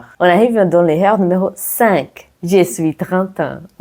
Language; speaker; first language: French; non-native, fluent; Portuguese